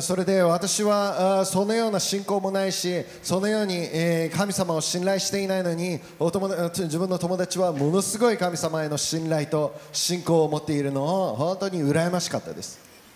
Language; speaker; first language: Japanese; native; Japanese